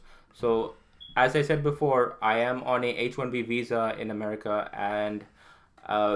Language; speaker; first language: English; non-native, local second language; Tamil